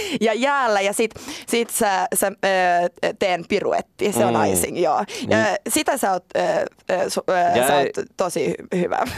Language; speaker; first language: Finnish; non-native, learner; Swedish